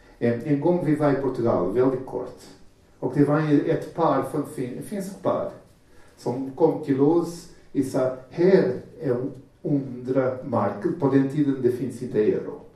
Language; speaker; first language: Swedish; non-native, fluent; Portuguese